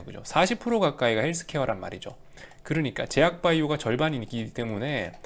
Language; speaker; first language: Korean; native; Korean